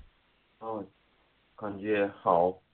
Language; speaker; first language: Chinese; non-native, learner; Korean